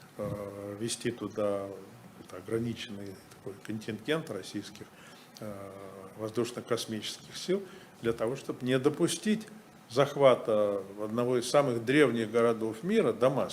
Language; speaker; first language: Russian; native; Russian